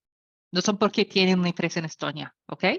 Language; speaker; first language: Spanish; non-native, learner; Portuguese